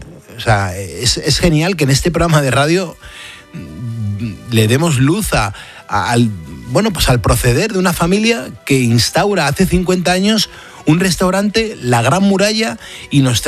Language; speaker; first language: Spanish; native; Spanish